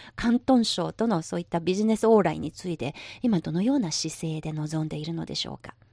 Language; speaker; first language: Japanese; non-native, local second language; Chinese